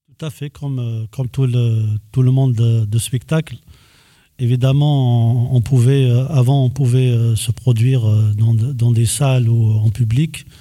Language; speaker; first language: French; non-native, local second language; Kabyle